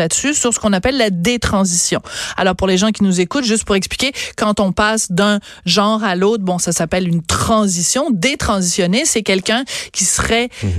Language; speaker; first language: French; native; French